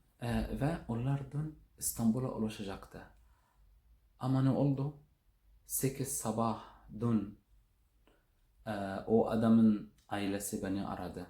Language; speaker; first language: Turkish; non-native, learner; Arabic